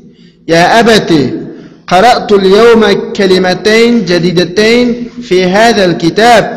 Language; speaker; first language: Arabic; non-native, fluent; Uyghur